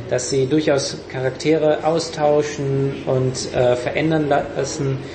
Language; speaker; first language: German; non-native, fluent; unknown